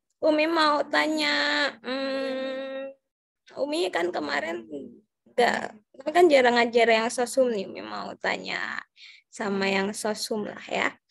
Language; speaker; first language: Indonesian; native; Indonesian